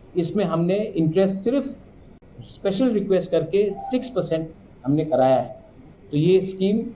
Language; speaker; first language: Hindi; non-native, local second language; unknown